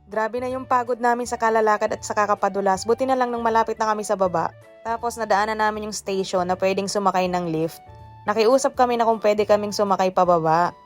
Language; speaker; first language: Filipino; native; Filipino